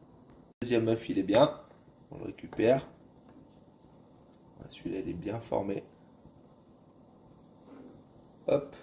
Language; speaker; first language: French; native; French